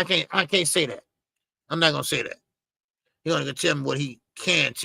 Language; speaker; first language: English; native; English